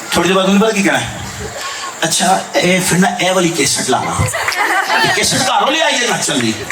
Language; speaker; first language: Urdu; non-native, local second language; Punjabi